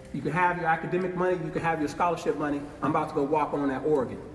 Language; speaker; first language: English; native; English